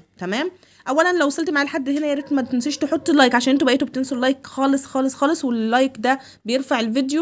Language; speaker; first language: Arabic; native; Arabic